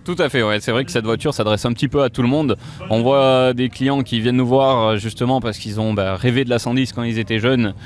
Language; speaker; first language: French; native; French